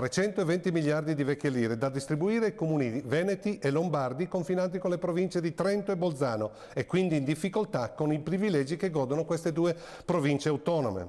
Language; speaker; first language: Italian; native; Italian